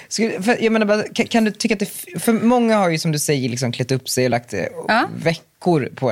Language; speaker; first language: Swedish; native; Swedish